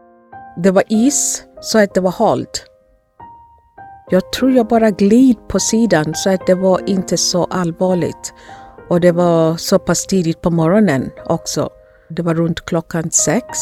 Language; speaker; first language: Swedish; non-native, fluent; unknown